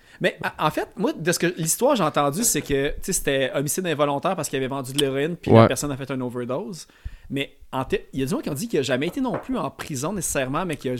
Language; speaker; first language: French; native; French